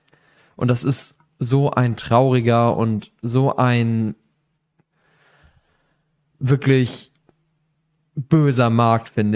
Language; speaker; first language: German; native; German